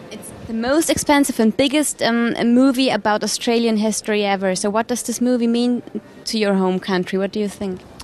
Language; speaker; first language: English; non-native, fluent; German